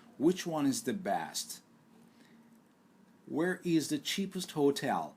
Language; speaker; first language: English; non-native, fluent; Turkish